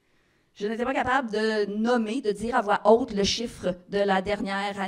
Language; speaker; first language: French; native; French